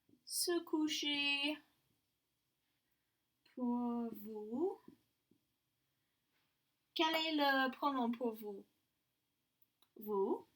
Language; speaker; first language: French; non-native, fluent; English